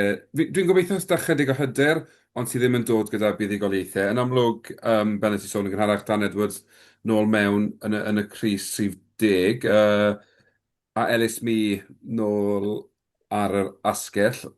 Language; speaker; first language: Welsh; native; Welsh